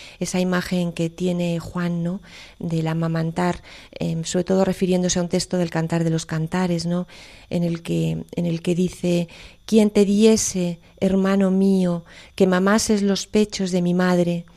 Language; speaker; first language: Spanish; native; Spanish